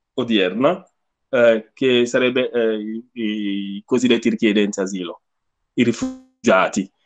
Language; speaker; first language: Italian; non-native, fluent; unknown